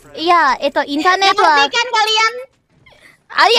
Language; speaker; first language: Japanese; non-native, learner; Indonesian